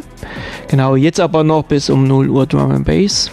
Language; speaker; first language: German; native; German